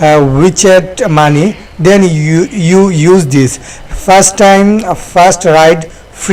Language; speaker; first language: English; non-native, learner; Bangla